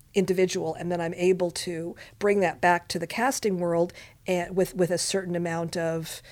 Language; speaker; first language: English; native; English